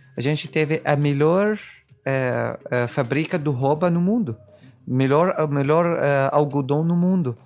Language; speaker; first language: Portuguese; non-native, fluent; Arabic